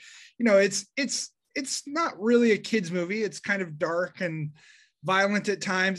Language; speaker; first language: English; native; English